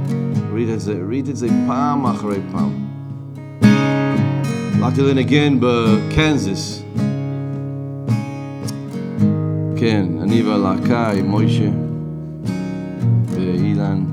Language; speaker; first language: Hebrew; non-native, fluent; English